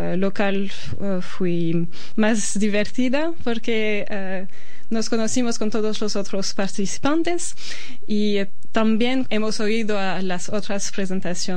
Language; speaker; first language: Spanish; non-native, fluent; Albanian